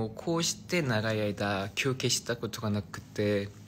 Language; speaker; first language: Japanese; non-native, fluent; Korean